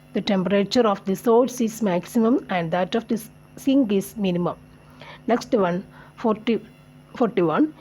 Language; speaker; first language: English; non-native, local second language; Malayalam